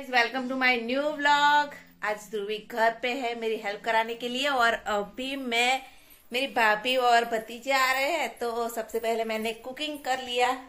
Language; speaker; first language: Hindi; non-native, local second language; Gujarati